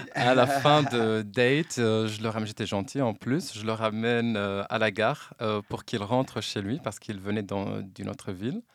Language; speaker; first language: French; non-native, local second language; Arabic